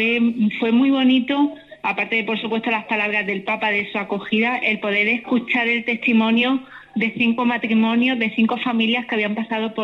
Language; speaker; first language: Spanish; native; Spanish